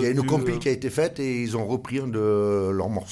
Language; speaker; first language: French; native; French